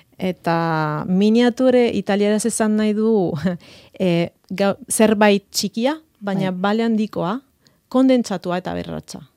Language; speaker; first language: Basque; non-native, fluent; Italian